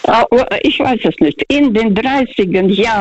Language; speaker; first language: German; non-native, fluent; Russian